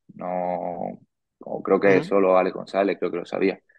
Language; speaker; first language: Spanish; native; Spanish